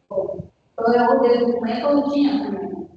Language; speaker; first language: Portuguese; non-native, learner; Spanish